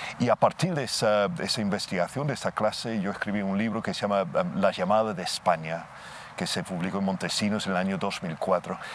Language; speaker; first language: Spanish; non-native, fluent; English